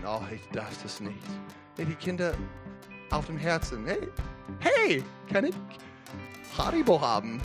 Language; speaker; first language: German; non-native, fluent; English